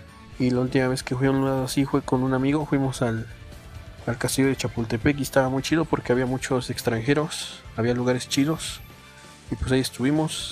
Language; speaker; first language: Spanish; native; Spanish